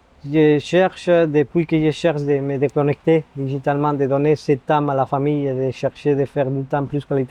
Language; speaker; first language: French; non-native, fluent; Spanish